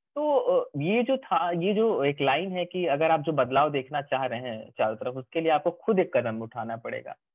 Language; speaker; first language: Hindi; native; Hindi